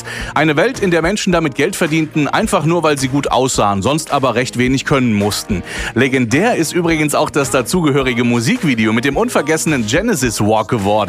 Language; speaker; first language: German; native; German